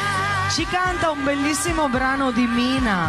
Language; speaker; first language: Italian; native; Italian